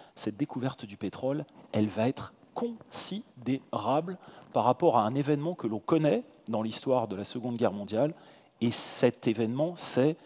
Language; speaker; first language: French; native; French